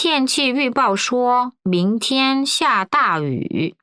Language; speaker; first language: Chinese; non-native, fluent; Korean